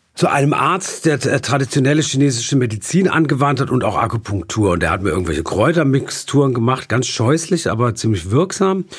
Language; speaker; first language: German; native; German